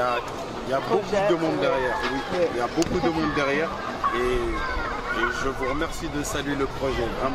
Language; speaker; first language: French; native; French